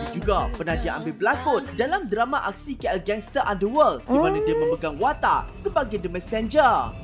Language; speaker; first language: Malay; native; Malay